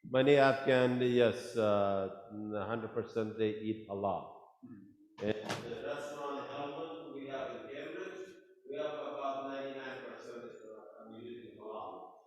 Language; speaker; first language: English; non-native, local second language; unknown